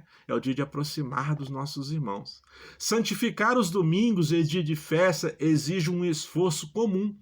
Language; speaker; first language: Portuguese; native; Portuguese